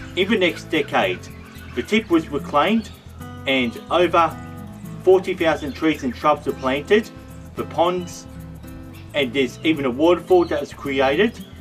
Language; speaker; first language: English; native; English